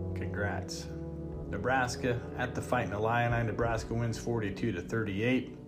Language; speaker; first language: English; native; English